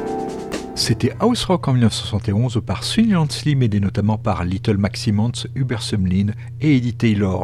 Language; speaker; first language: French; native; French